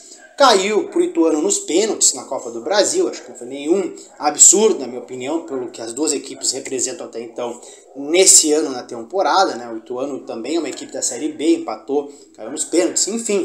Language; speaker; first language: Portuguese; native; Portuguese